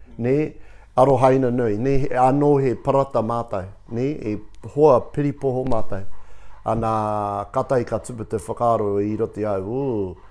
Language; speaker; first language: Māori; non-native, local second language; English